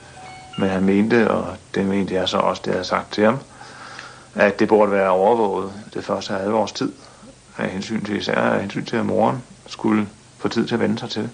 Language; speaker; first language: Danish; native; Danish